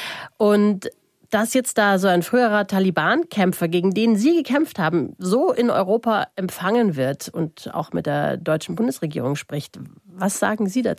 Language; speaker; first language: German; native; German